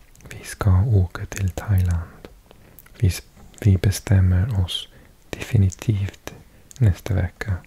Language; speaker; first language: Swedish; non-native, learner; English